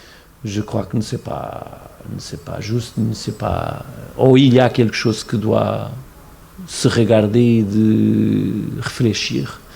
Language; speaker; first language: French; non-native, fluent; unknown